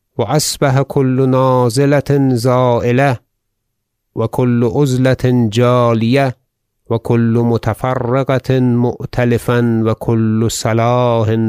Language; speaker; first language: Arabic; non-native, fluent; Persian